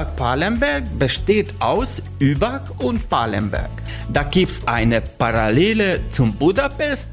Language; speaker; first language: German; non-native, learner; Hungarian